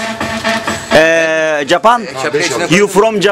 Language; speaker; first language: English; non-native, learner; Turkish